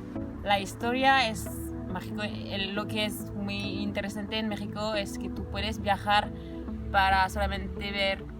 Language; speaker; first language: Spanish; non-native, fluent; French